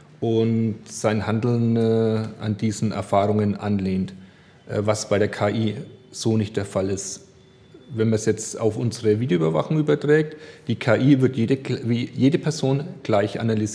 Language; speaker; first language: German; native; German